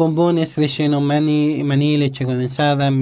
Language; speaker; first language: Spanish; non-native, learner; Arabic